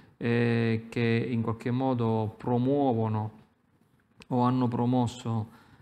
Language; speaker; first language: Italian; native; Italian